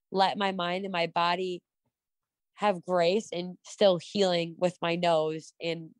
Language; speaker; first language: English; native; English